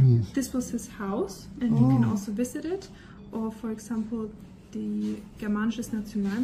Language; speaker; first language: English; non-native, fluent; German